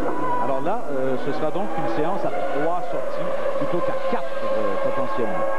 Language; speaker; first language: French; native; French